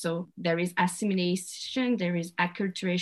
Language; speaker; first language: English; non-native, fluent; French